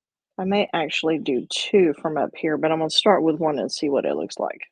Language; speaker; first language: English; native; English